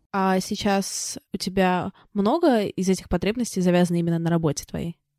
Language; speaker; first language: Russian; native; Russian